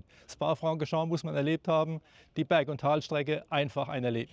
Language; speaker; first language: German; native; German